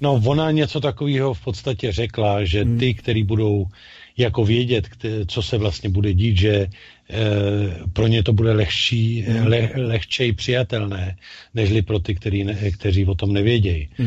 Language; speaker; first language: Czech; native; Czech